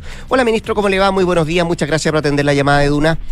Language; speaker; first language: Spanish; native; Spanish